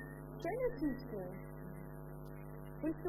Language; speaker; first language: German; non-native, learner; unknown